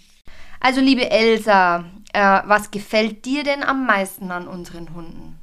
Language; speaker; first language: German; native; German